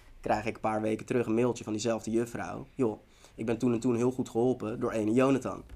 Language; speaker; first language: Dutch; early bilingual, other home language; Tigrinya